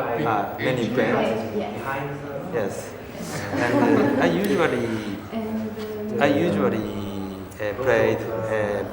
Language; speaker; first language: English; non-native, learner; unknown